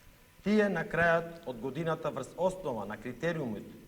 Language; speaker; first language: Macedonian; native; Macedonian